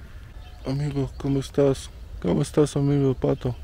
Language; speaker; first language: Spanish; non-native, fluent; Russian